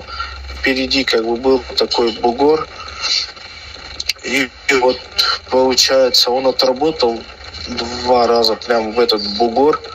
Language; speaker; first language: Russian; native; Russian